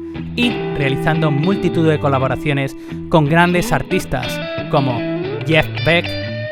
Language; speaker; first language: Spanish; native; Spanish